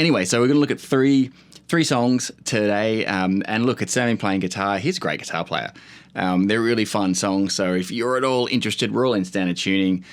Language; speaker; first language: English; native; English